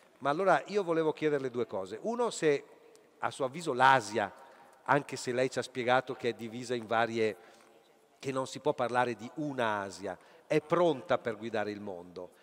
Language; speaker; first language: Italian; native; Italian